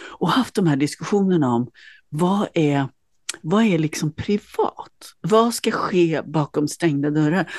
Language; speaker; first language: Swedish; native; Swedish